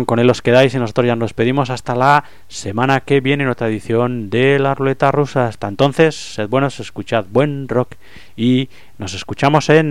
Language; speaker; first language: Spanish; native; Spanish